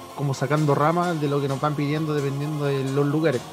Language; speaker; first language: Spanish; native; Spanish